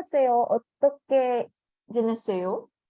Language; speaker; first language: Korean; non-native, learner; Indonesian